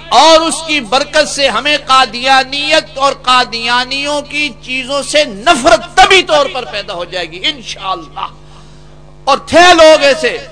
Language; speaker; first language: Urdu; non-native, local second language; Punjabi